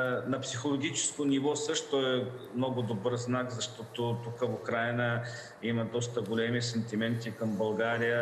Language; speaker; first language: Bulgarian; non-native, fluent; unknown